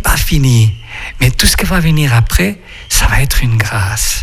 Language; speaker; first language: French; non-native, fluent; Spanish